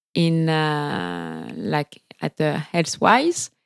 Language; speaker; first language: English; non-native, fluent; French